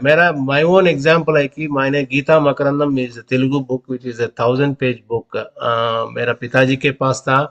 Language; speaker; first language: Hindi; non-native, local second language; Telugu